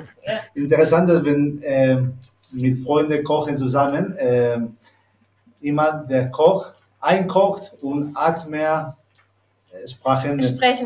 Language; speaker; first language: German; non-native, learner; Spanish